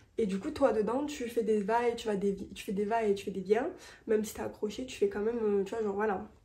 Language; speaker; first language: French; native; French